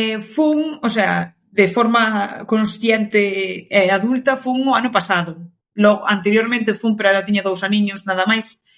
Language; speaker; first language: Galician; early bilingual, other home language; Kabuverdianu